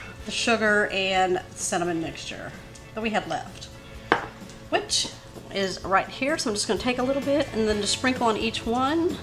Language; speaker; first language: English; native; English